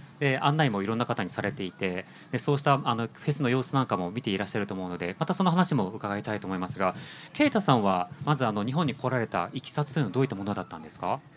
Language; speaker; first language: Japanese; native; Japanese